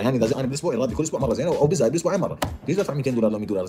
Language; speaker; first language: Arabic; native; Arabic